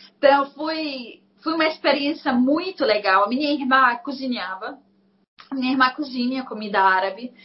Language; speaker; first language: Portuguese; non-native, fluent; Arabic